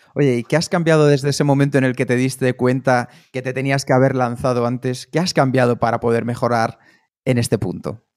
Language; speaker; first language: Spanish; native; Spanish